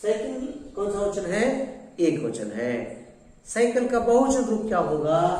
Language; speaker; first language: Hindi; non-native, local second language; Kannada